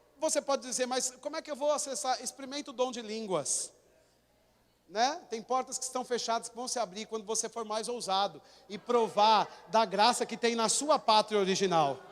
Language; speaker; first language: Portuguese; native; Portuguese